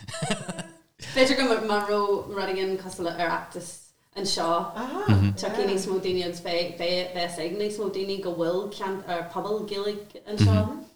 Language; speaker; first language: Irish; non-native, local second language; English